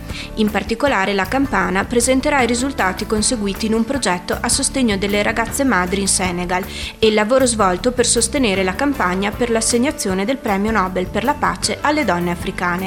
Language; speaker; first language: Italian; native; Italian